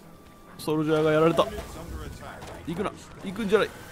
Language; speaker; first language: Japanese; native; Japanese